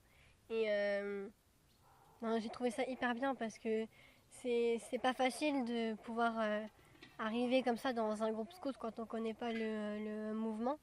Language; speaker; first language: French; native; French